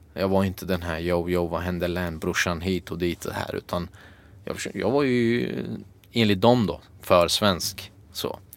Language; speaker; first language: Swedish; early bilingual, other home language; Kurdish